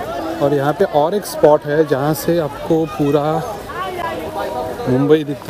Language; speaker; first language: Hindi; non-native, local second language; Marathi